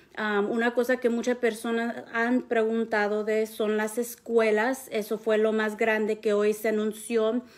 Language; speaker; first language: Spanish; early bilingual, heritage; Spanish